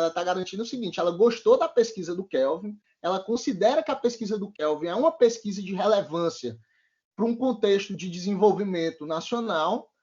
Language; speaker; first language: Portuguese; native; Portuguese